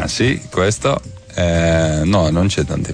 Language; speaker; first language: Italian; non-native, learner; Dutch